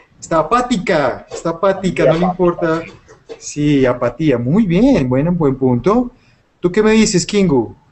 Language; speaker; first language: Spanish; native; Spanish